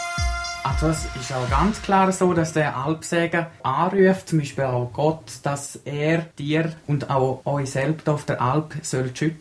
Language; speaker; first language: German; native; German